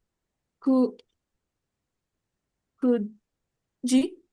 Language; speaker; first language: Japanese; non-native, learner; Indonesian